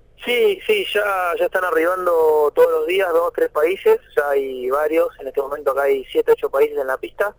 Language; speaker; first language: Spanish; native; Spanish